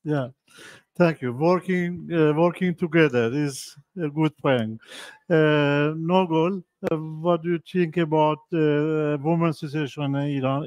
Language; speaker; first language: English; non-native, learner; Persian